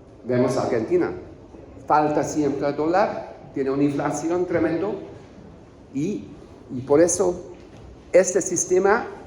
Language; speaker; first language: Spanish; non-native, learner; Hungarian